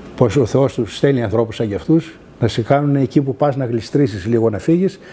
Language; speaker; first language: Greek; early bilingual, other home language; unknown